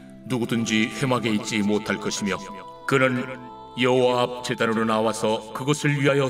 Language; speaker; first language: Korean; native; Korean